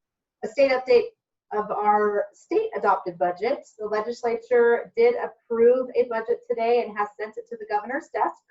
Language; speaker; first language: English; native; English